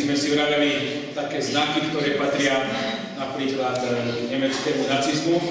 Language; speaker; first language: Slovak; native; Slovak